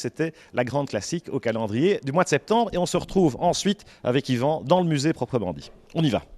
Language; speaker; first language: French; native; French